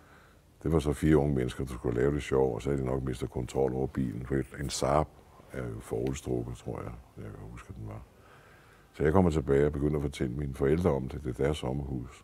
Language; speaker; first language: Danish; native; Danish